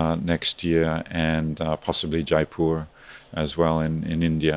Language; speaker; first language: English; native; English